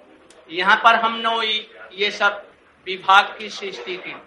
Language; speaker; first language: Hindi; native; Hindi